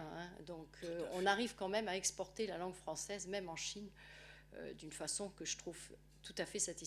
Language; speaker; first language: French; native; French